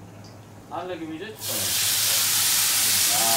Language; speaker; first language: German; non-native, learner; Korean